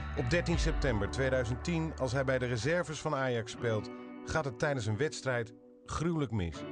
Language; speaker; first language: Dutch; native; Dutch